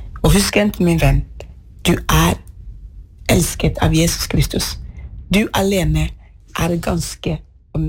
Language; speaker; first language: Norwegian; non-native, fluent; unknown